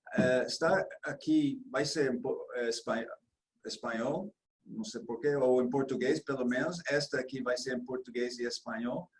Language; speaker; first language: Spanish; non-native, fluent; Portuguese